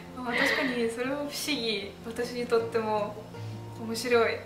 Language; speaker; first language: Japanese; non-native, fluent; Russian